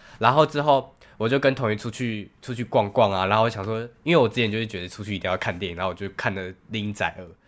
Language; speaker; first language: Chinese; native; Chinese